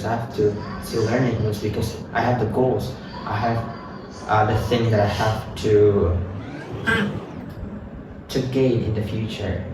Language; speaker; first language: English; non-native, fluent; Indonesian